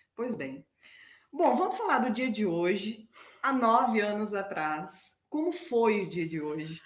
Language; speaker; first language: Portuguese; native; Portuguese